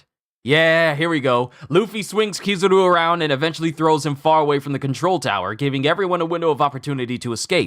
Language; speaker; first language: English; native; English